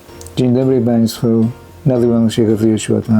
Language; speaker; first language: Polish; non-native, fluent; Japanese